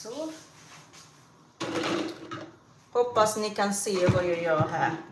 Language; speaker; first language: Swedish; non-native, fluent; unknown